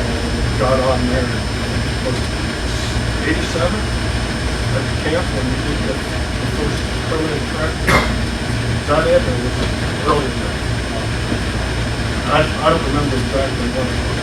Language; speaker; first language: English; native; English